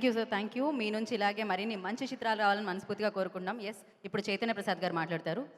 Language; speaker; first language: Telugu; native; Telugu